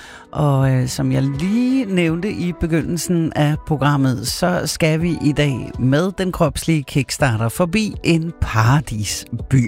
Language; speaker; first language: Danish; native; Danish